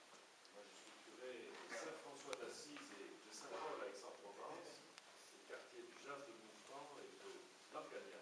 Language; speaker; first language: French; native; French